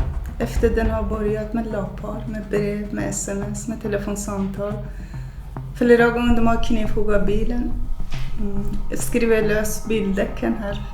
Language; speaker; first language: Swedish; non-native, fluent; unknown